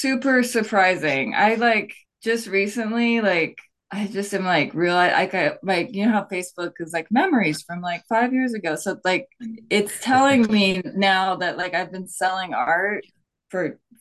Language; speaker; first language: English; native; English